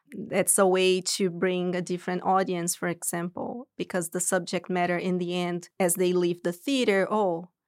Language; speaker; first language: English; non-native, fluent; Portuguese